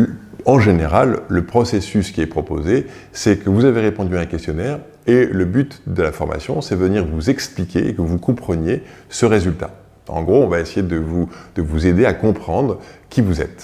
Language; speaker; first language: French; native; French